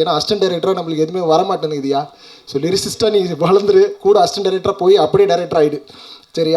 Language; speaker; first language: Tamil; native; Tamil